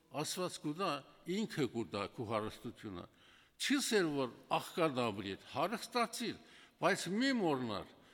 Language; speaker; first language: Armenian; native; Armenian